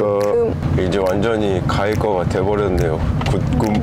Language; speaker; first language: Korean; native; Korean